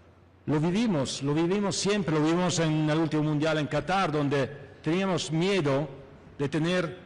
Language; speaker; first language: Spanish; non-native, fluent; Italian